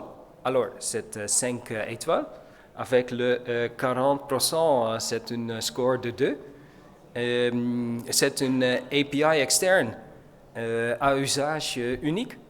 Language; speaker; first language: French; non-native, learner; Dutch